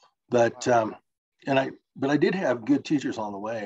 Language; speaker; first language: English; native; English